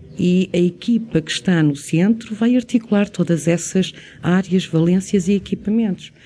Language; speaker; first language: Portuguese; native; Portuguese